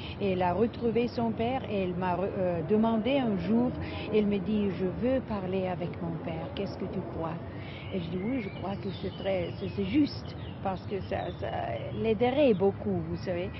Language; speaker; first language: French; non-native, fluent; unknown